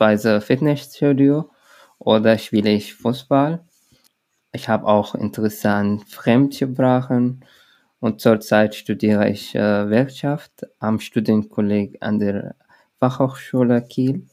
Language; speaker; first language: German; non-native, learner; Arabic